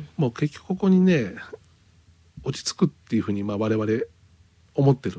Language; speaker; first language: Japanese; native; Japanese